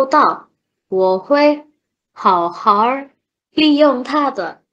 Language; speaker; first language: Chinese; non-native, learner; Indonesian